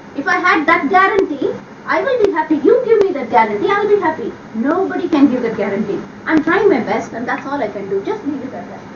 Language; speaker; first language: English; non-native, local second language; Tamil